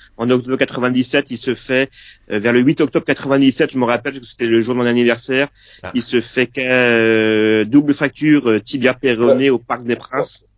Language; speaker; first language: French; native; French